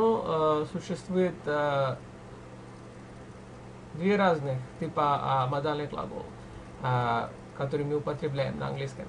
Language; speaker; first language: Russian; non-native, fluent; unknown